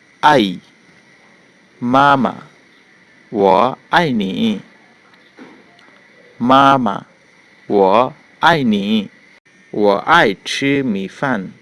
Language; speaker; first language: Chinese; non-native, fluent; Bangla